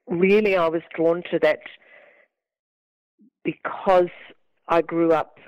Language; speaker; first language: English; native; English